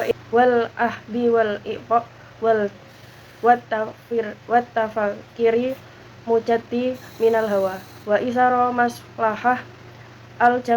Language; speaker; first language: Arabic; non-native, learner; Indonesian